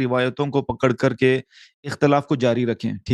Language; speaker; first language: Hindi; early bilingual, heritage; Urdu